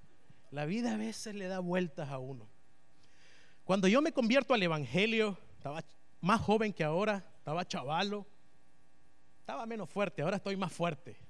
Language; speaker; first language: Spanish; native; Spanish